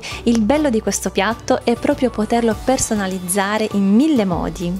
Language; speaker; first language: Italian; native; Italian